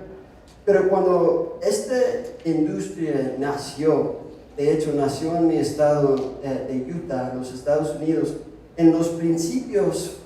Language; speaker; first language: Spanish; non-native, fluent; English